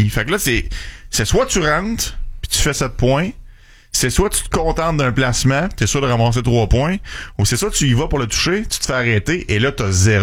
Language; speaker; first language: French; native; French